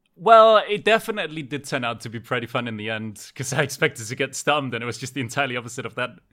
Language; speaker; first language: English; non-native, fluent; Danish